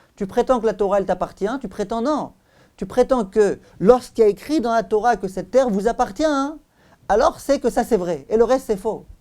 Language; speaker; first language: French; native; French